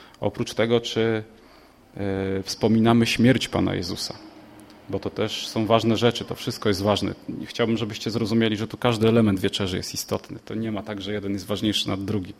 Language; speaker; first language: Polish; native; Polish